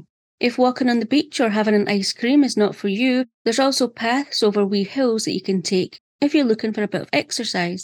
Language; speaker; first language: English; native; English